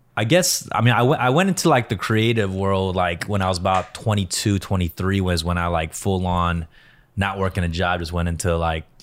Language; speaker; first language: English; early bilingual, other home language; Korean